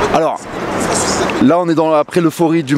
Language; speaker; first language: French; native; French